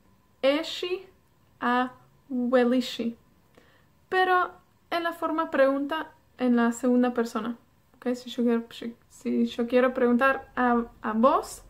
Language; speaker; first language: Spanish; non-native, fluent; Welsh